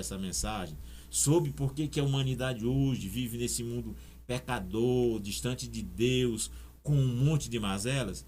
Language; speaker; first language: Portuguese; native; Portuguese